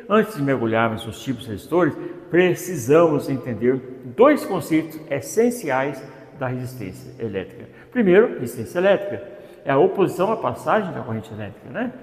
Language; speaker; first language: Portuguese; native; Portuguese